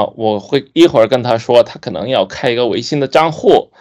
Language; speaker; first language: Chinese; non-native, fluent; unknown